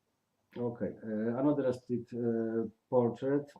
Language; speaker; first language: English; non-native, learner; Polish